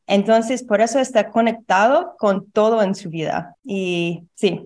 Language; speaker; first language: Spanish; non-native, learner; English